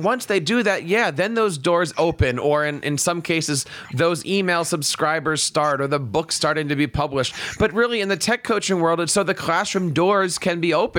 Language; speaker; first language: English; native; English